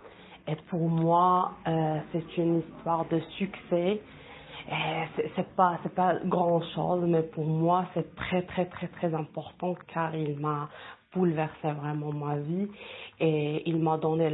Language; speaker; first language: French; non-native, local second language; Arabic